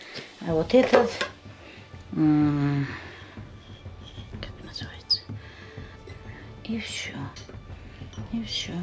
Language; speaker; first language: Russian; non-native, local second language; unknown